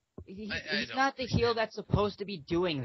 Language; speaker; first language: English; native; English